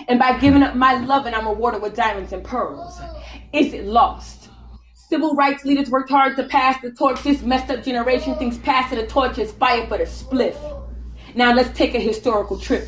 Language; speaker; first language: English; native; English